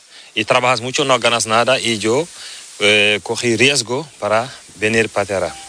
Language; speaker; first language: Spanish; non-native, learner; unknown